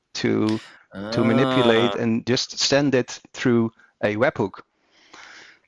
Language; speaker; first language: English; non-native, fluent; Dutch